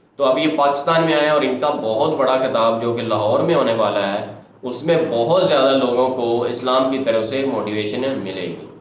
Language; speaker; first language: Urdu; native; Urdu